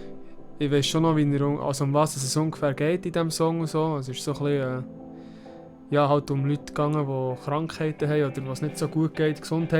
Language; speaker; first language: German; native; German